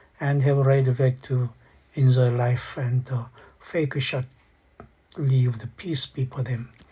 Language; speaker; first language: English; non-native, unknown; Korean